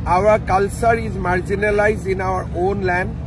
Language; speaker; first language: English; non-native, local second language; Assamese